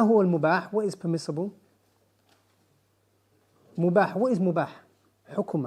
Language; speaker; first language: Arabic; non-native, fluent; English